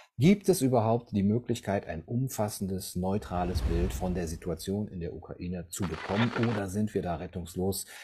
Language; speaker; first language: German; native; German